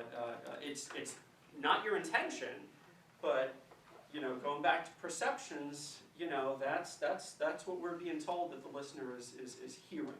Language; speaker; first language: English; native; English